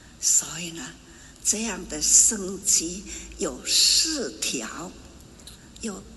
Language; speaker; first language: Chinese; non-native, local second language; Min Nan Chinese